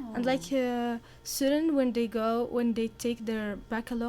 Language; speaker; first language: English; non-native, learner; Arabic